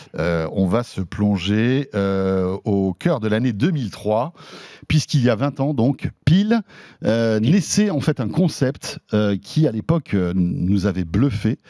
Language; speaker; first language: French; native; French